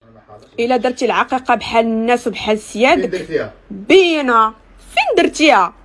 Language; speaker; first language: Arabic; native; Arabic